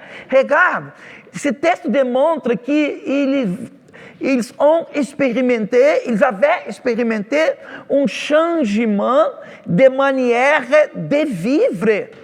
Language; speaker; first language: French; non-native, fluent; Portuguese